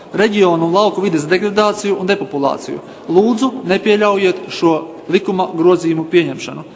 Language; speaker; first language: Latvian; native; Latvian